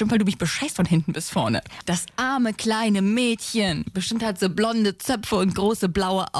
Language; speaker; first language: German; native; German